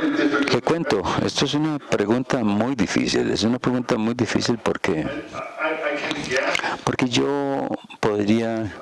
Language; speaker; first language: Spanish; non-native, fluent; German